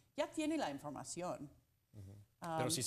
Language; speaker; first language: Spanish; non-native, fluent; English